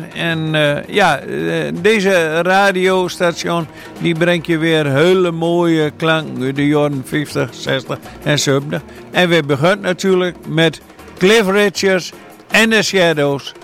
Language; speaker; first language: Dutch; native; Dutch